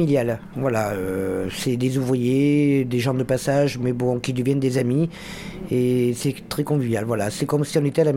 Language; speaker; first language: French; native; French